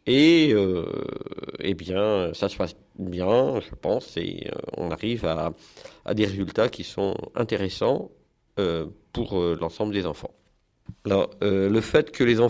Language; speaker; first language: French; native; French